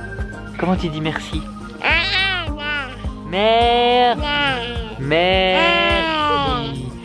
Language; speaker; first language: French; native; French